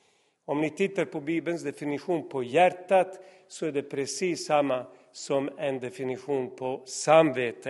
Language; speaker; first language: Swedish; non-native, fluent; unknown